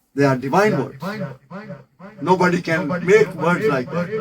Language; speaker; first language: English; non-native, local second language; Urdu